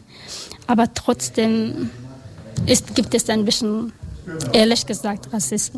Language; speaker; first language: German; non-native, learner; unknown